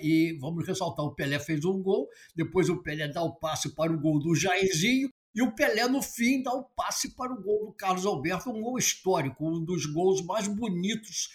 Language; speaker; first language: Portuguese; native; Portuguese